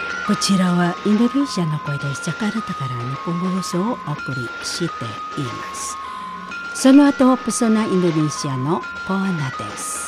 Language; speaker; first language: Japanese; non-native, learner; Indonesian